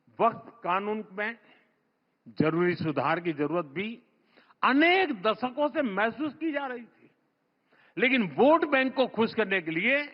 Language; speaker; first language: Hindi; non-native, local second language; Gujarati